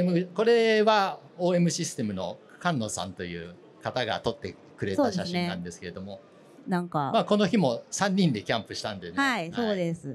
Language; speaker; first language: Japanese; native; Japanese